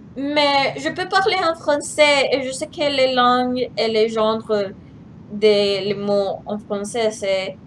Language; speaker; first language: French; non-native, learner; English